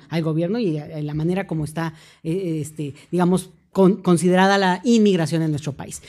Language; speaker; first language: Spanish; native; Spanish